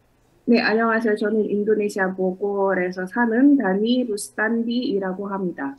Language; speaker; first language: Korean; non-native, fluent; Indonesian